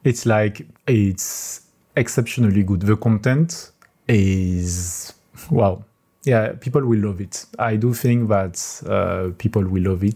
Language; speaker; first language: English; non-native, fluent; French